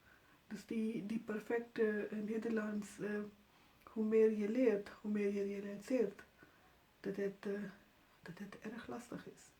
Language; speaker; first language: Dutch; non-native, fluent; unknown